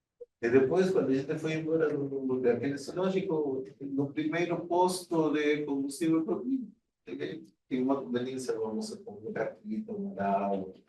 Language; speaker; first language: Portuguese; non-native, fluent; Spanish